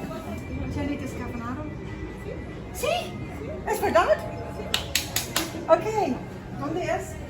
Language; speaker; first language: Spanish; non-native, learner; English